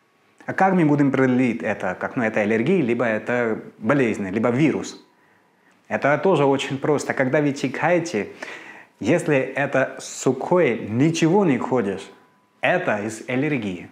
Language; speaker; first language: Russian; non-native, fluent; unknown